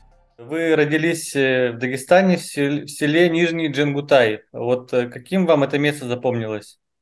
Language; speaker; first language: Russian; native; Russian